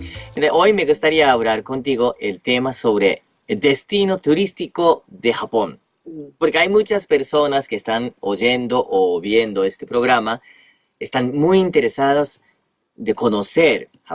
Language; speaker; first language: Spanish; non-native, fluent; Japanese